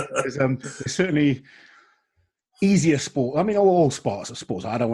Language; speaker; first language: English; native; English